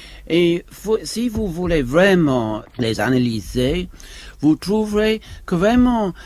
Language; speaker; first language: French; non-native, fluent; English